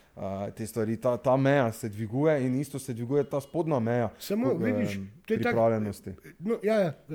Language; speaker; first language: Slovenian; non-native, local second language; Serbian